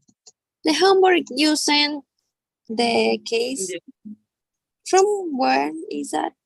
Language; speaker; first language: English; non-native, learner; Spanish